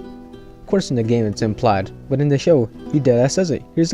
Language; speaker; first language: English; native; English